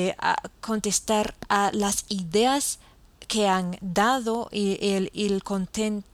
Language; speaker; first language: Spanish; non-native, fluent; English